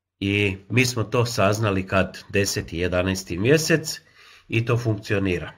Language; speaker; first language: Croatian; native; Croatian